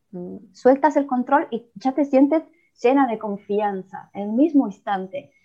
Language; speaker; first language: Spanish; non-native, fluent; Italian